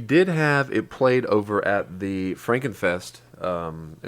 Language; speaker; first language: English; native; English